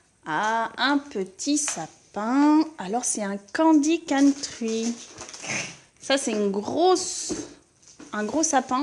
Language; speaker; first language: French; native; French